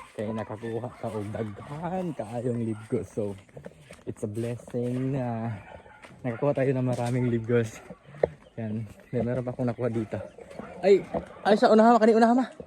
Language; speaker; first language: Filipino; non-native, local second language; Cebuano